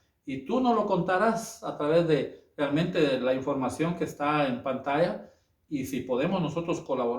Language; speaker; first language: Spanish; native; Spanish